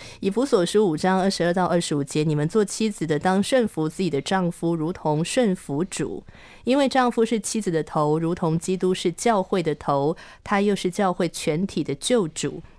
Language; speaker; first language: Chinese; native; Chinese